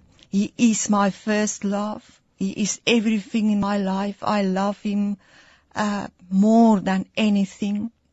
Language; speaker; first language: English; non-native, learner; Afrikaans